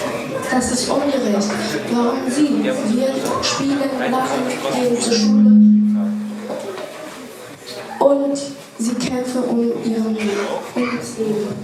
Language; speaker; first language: German; early bilingual, other home language; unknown